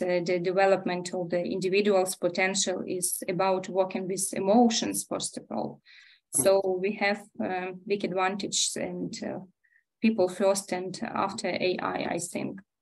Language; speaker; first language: English; non-native, fluent; Ukrainian